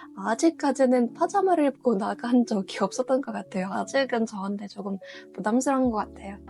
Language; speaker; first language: Korean; non-native, fluent; Russian